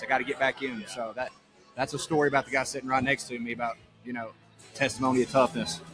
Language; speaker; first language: English; native; English